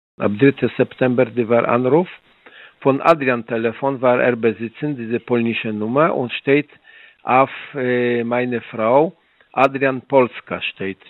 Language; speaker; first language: German; non-native, learner; Polish